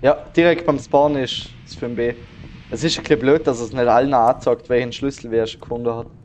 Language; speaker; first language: German; native; German